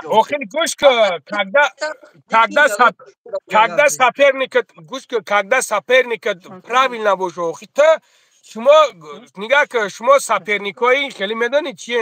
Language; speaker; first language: Russian; non-native, learner; Tajik